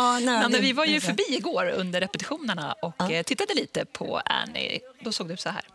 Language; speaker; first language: Swedish; native; Swedish